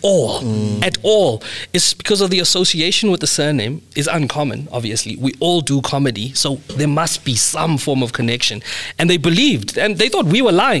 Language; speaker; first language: English; native; English